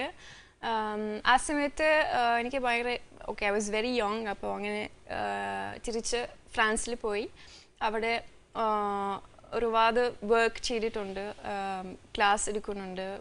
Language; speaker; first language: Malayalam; non-native, fluent; French